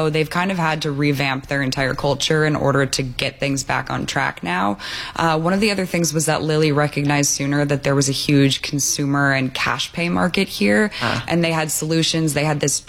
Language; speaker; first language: English; native; English